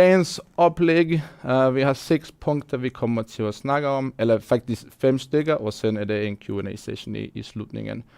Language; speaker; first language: Danish; non-native, fluent; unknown